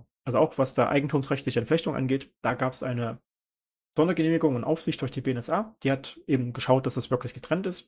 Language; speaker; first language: German; native; German